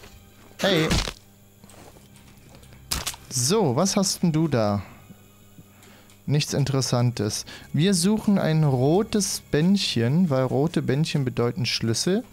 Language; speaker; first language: German; native; German